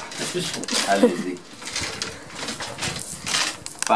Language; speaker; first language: French; non-native, learner; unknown